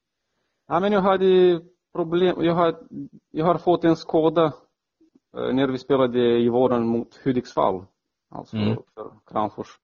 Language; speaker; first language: Swedish; non-native, fluent; Romanian